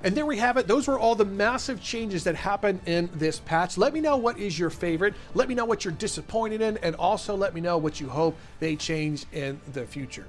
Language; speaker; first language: English; native; English